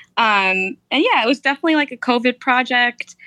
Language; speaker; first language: English; early bilingual, other home language; Romanian